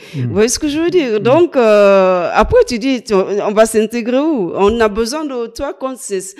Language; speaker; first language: French; non-native, fluent; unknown